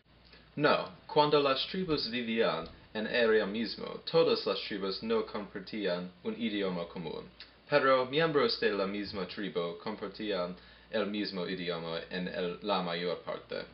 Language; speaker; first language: Spanish; non-native, learner; English